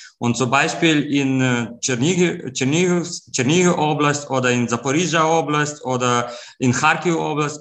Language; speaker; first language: German; non-native, fluent; Ukrainian